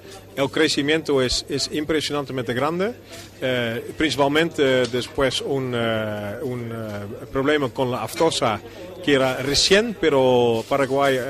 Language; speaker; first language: Spanish; non-native, fluent; Dutch